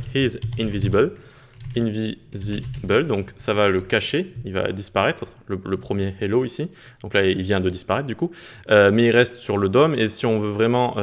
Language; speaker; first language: French; native; French